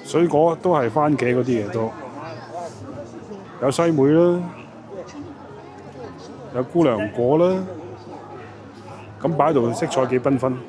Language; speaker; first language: Cantonese; native; Cantonese